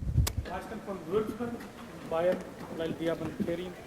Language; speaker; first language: German; non-native, learner; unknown